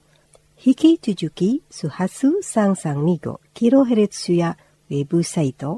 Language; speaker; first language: Japanese; non-native, fluent; Indonesian